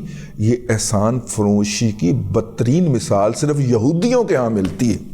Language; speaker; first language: Urdu; native; Urdu